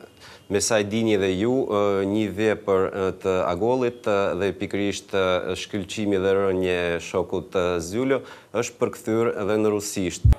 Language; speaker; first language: Albanian; non-native, fluent; Russian